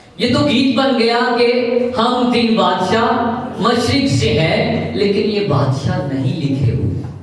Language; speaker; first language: Urdu; non-native, local second language; Punjabi